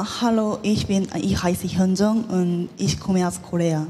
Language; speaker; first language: German; non-native, learner; Korean